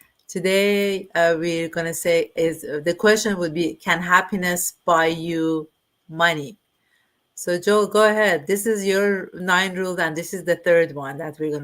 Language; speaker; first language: English; non-native, fluent; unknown